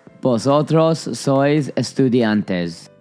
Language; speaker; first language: Spanish; non-native, learner; English